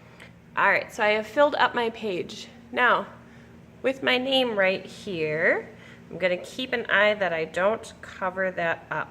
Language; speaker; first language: English; native; English